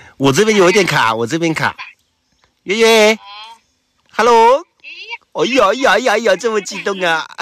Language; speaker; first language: Chinese; native; Chinese